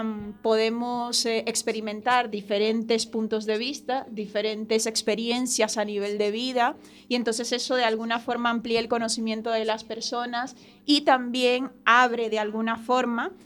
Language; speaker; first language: Spanish; native; Spanish